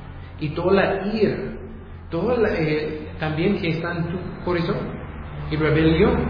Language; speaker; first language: Spanish; non-native, fluent; English